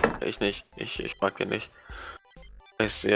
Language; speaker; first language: German; native; German